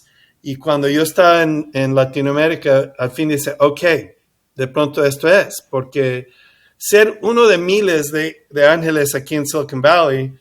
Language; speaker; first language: Spanish; early bilingual, heritage; English